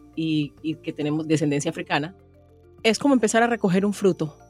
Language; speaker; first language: Spanish; native; Spanish